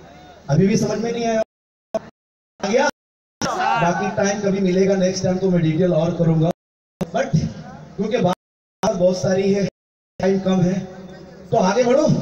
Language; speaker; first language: Hindi; native; Hindi